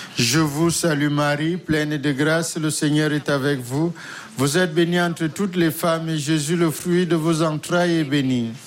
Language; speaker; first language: French; native; French